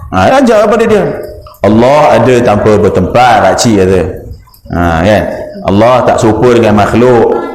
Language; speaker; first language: Malay; native; Malay